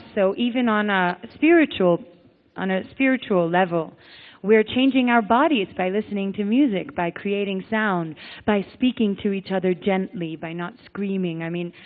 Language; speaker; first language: English; native; English